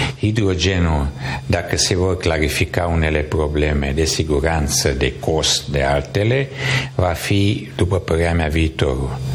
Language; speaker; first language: Romanian; non-native, local second language; Hungarian